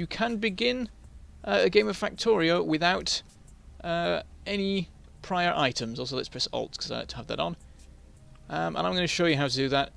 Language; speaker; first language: English; native; English